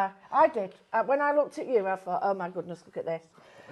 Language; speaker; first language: English; native; English